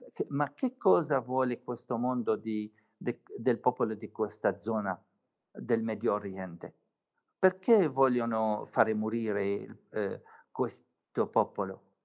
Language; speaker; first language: Italian; non-native, fluent; Arabic